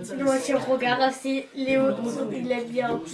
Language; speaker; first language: French; native; French